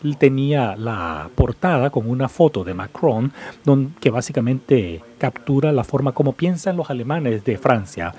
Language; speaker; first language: Spanish; non-native, fluent; English